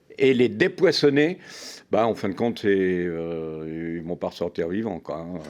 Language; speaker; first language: French; native; French